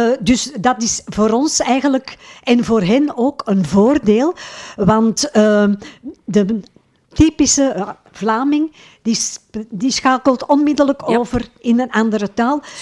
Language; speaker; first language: Dutch; native; Dutch